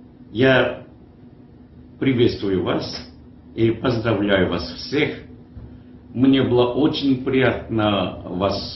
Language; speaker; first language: Russian; non-native, learner; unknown